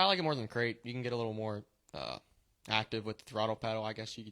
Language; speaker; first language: English; native; English